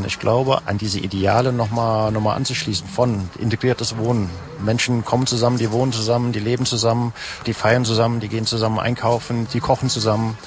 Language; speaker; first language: German; native; German